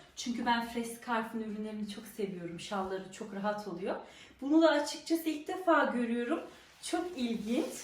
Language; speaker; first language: Turkish; early bilingual, heritage; Turkish